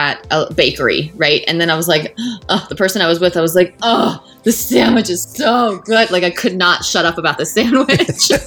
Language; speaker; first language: English; native; English